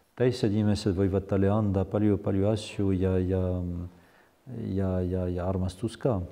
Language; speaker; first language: Estonian; non-native, fluent; French